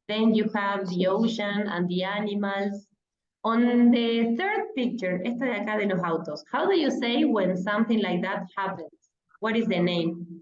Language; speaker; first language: English; non-native, fluent; Spanish